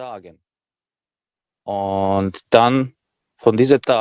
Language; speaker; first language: German; non-native, fluent; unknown